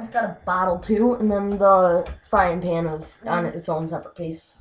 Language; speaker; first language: English; native; English